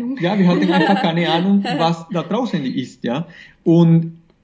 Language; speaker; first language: German; non-native, fluent; Spanish